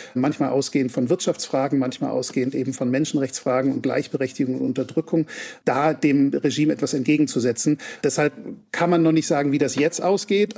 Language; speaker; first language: German; native; German